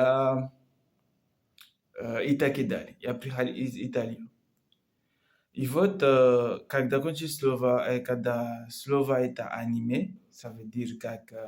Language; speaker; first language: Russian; non-native, learner; Comorian